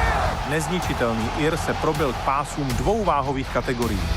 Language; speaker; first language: Czech; native; Czech